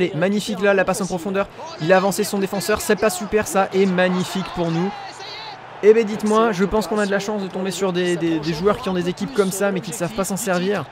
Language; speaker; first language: French; native; French